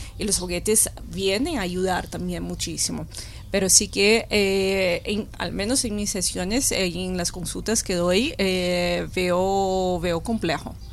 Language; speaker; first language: Spanish; non-native, fluent; Portuguese